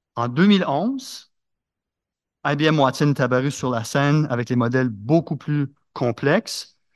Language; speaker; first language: French; native; French